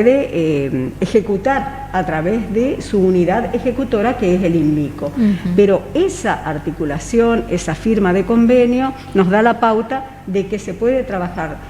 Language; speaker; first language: Spanish; native; Spanish